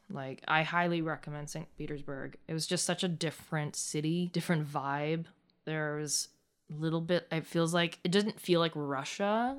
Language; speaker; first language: English; early bilingual, other home language; Russian